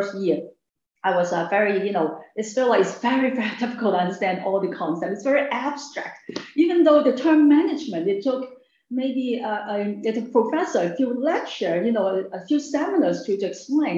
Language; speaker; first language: English; non-native, local second language; Cantonese